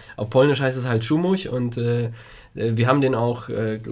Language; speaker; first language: German; early bilingual, other home language; Polish